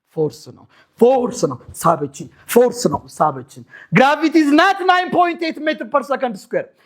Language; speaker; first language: English; non-native, local second language; Amharic